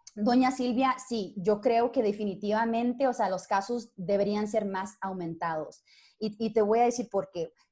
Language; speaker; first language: Spanish; early bilingual, other home language; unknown